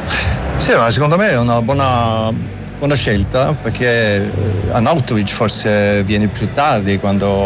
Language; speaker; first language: Italian; non-native, learner; German